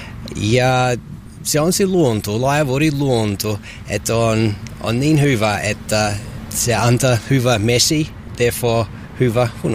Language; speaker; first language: Finnish; non-native, learner; English